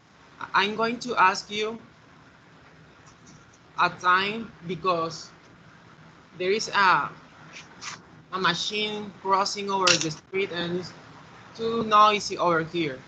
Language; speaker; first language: English; non-native, fluent; Spanish